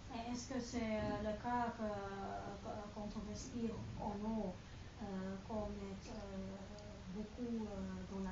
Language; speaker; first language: French; non-native, learner; Dutch